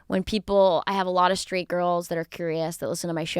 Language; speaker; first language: English; native; English